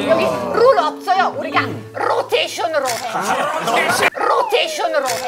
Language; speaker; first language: Korean; non-native, fluent; Italian